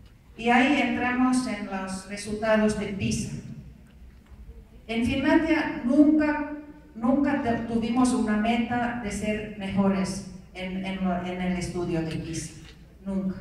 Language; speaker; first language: Spanish; non-native, fluent; Finnish